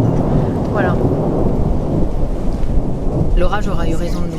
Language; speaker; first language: French; native; French